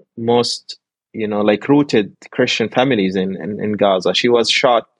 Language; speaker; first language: English; non-native, fluent; Arabic